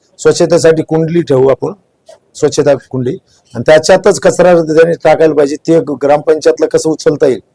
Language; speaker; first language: Marathi; non-native, local second language; Lambadi